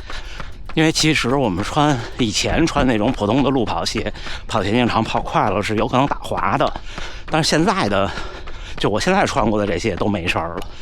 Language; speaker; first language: Chinese; native; Chinese